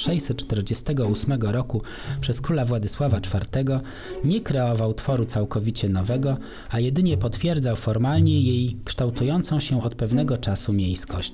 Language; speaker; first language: Polish; native; Polish